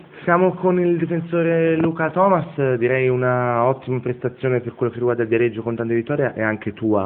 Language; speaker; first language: Italian; native; Italian